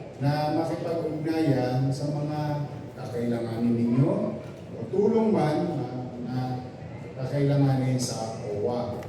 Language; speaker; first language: Filipino; native; Filipino